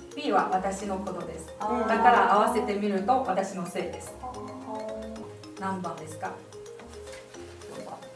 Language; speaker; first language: Japanese; non-native, fluent; Chinese